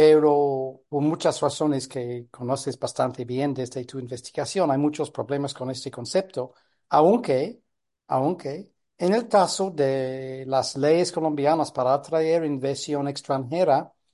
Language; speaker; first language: Spanish; non-native, fluent; English